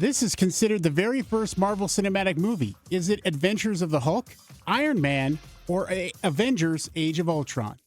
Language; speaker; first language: English; native; English